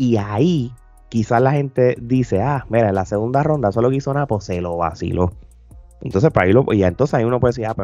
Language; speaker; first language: Spanish; native; Spanish